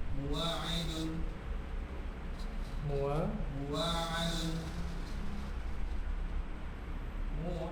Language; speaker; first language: Arabic; non-native, learner; Indonesian